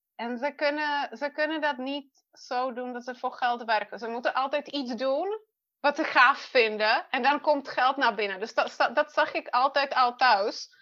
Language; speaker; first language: Dutch; non-native, fluent; Czech